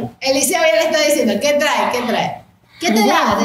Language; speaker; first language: Spanish; native; Spanish